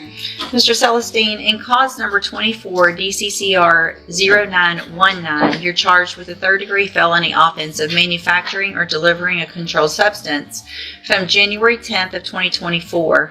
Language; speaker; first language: English; native; English